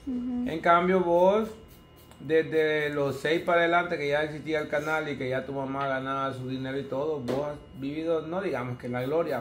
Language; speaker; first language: Spanish; native; Spanish